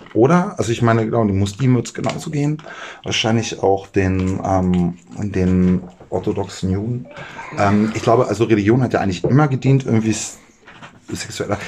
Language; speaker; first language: German; native; German